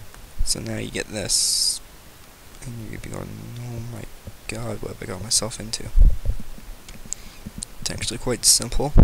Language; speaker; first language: English; native; English